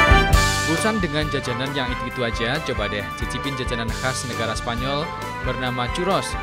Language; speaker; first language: Indonesian; native; Indonesian